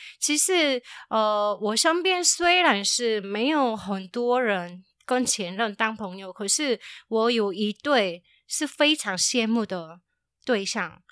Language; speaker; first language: Chinese; non-native, fluent; Korean